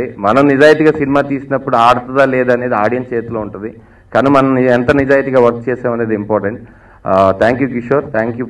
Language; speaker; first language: Telugu; native; Telugu